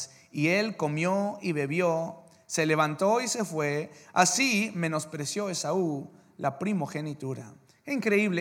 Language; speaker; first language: Spanish; early bilingual, heritage; English